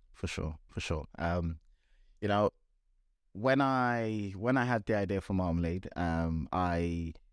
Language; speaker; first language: English; non-native, local second language; Yoruba